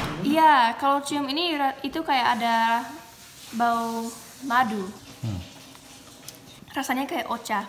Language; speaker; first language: Indonesian; non-native, fluent; English